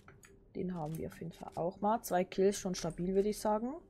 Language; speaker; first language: German; native; German